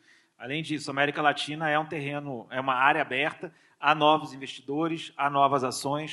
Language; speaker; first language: Portuguese; native; Portuguese